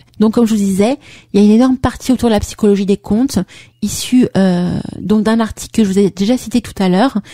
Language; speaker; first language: French; native; French